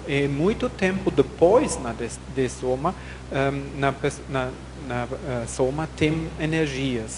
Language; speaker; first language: Portuguese; non-native, learner; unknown